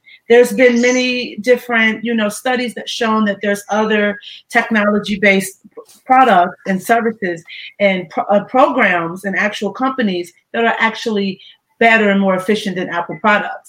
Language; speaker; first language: English; native; English